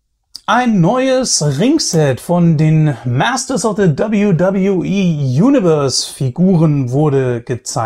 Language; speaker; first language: German; native; German